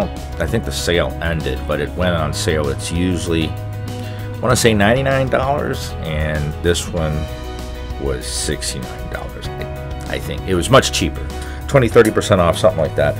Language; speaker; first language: English; native; English